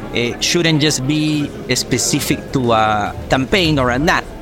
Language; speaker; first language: English; non-native, fluent; Spanish